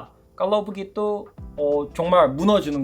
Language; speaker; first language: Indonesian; non-native, fluent; Korean